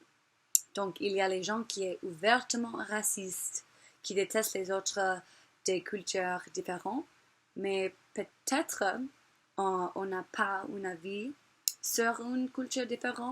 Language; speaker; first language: French; non-native, learner; English